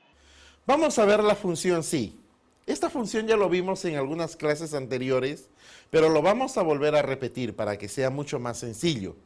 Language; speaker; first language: Spanish; native; Spanish